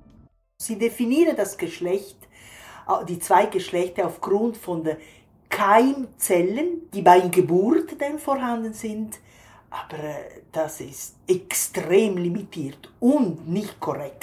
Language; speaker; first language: German; non-native, fluent; Italian